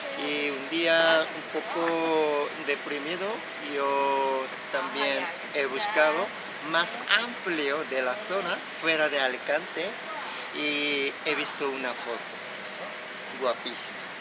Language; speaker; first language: Spanish; non-native, fluent; Korean